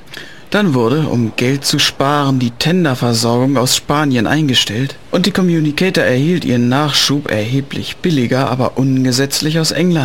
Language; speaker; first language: German; native; German